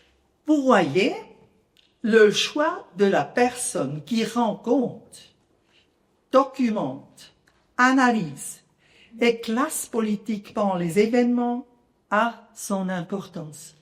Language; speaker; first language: French; non-native, local second language; German